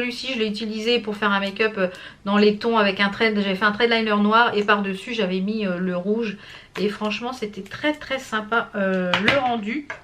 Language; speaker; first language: French; native; French